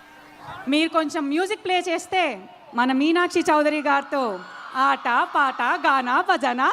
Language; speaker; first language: Telugu; native; Telugu